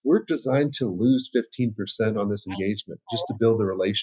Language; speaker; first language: English; native; English